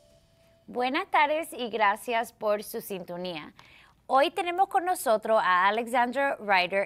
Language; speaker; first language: Spanish; early bilingual, heritage; Spanish